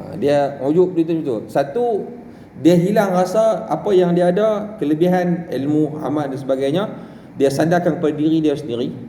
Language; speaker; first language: Malay; native; Malay